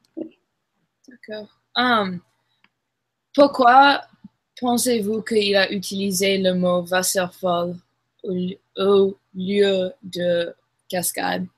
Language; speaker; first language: French; non-native, learner; English